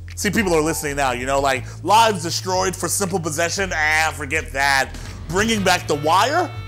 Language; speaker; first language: English; native; English